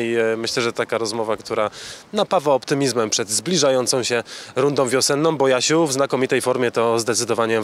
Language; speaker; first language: Polish; native; Polish